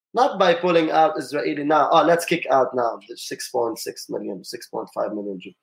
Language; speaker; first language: English; non-native, fluent; Arabic